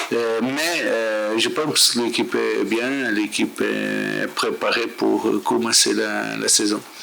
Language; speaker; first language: French; non-native, learner; Portuguese